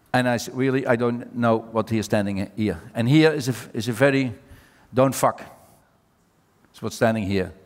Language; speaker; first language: English; non-native, fluent; Dutch